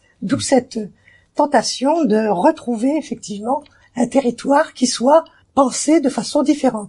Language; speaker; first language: French; native; French